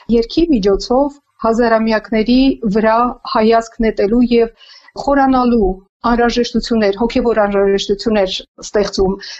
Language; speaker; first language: Armenian; native; Armenian